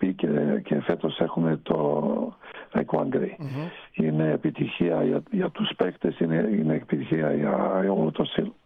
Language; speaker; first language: Greek; non-native, fluent; Serbian